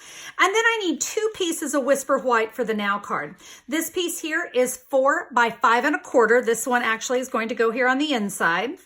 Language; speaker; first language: English; native; English